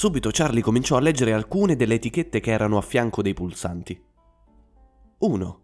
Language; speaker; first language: Italian; native; Italian